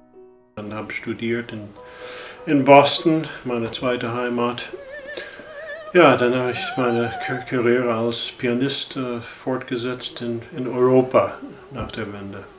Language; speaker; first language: German; non-native, fluent; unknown